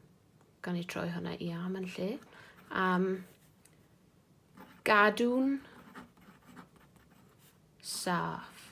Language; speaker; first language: Welsh; non-native, local second language; English